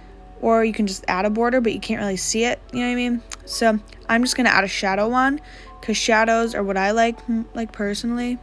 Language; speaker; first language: English; native; English